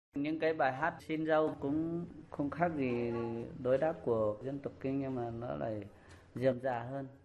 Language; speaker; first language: Vietnamese; non-native, local second language; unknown